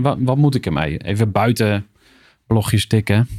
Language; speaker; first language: Dutch; native; Dutch